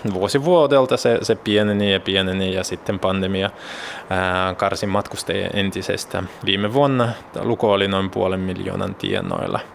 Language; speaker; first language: Finnish; early bilingual, other home language; Russian